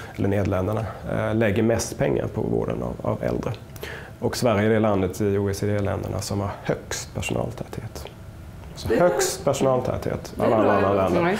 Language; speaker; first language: Swedish; native; Swedish